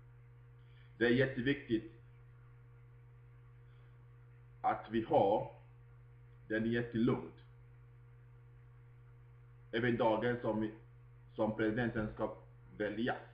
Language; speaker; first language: Swedish; non-native, fluent; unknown